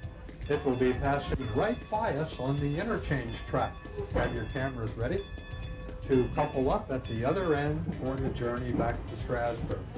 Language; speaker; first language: English; native; English